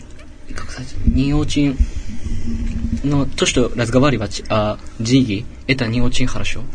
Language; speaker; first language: Russian; non-native, learner; Japanese